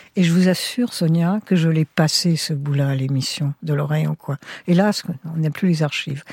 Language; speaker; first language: French; early bilingual, heritage; French